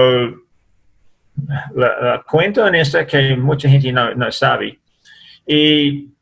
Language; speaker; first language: Spanish; non-native, learner; English